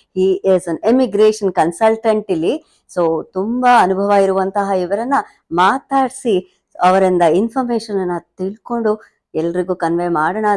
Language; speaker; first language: Kannada; native; Kannada